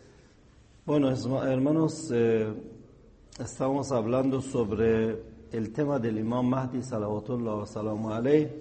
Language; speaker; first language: Spanish; non-native, fluent; Persian